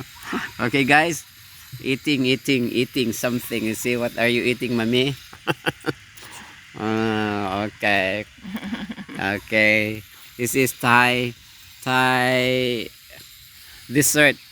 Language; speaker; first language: English; non-native, learner; Thai